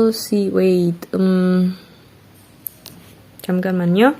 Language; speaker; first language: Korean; non-native, fluent; Indonesian